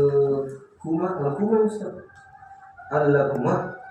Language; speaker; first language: Arabic; non-native, learner; Indonesian